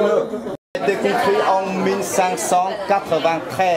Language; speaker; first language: French; non-native, fluent; Vietnamese